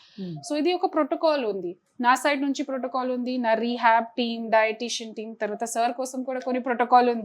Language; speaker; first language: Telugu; non-native, fluent; Hindi